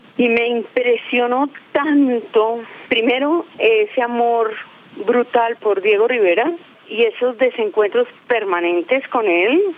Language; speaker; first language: Spanish; native; Spanish